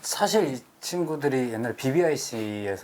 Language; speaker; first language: Korean; native; Korean